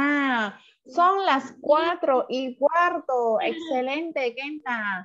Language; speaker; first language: Spanish; non-native, fluent; Vietnamese